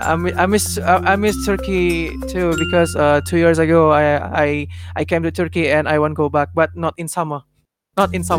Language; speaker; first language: English; non-native, learner; Indonesian